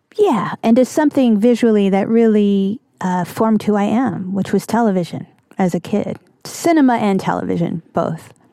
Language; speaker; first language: English; native; English